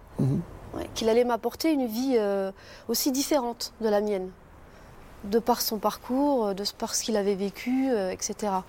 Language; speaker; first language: French; early bilingual, other home language; Kurdish